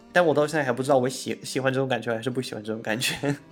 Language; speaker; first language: Chinese; non-native, fluent; Russian